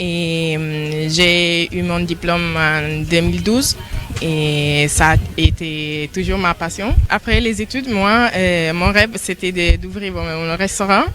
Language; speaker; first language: French; non-native, local second language; Serer